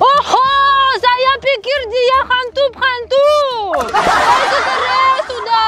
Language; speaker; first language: Indonesian; non-native, learner; Russian